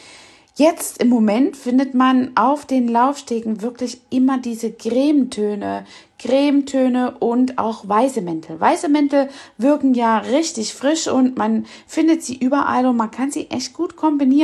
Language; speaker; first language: German; native; German